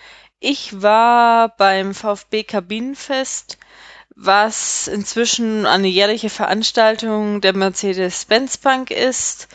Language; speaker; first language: German; native; German